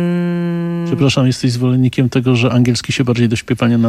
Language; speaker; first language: Polish; native; Polish